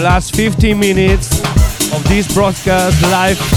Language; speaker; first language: English; non-native, learner; Spanish